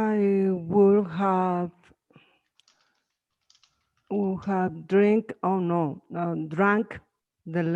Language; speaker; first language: English; non-native, learner; Spanish